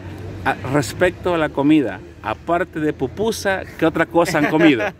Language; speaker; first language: Spanish; native; Spanish